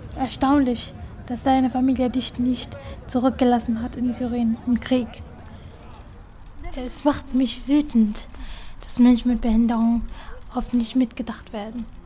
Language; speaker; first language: German; non-native, fluent; Kurdish